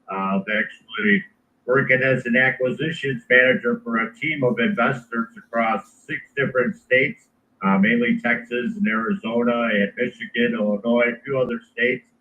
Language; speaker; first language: English; native; English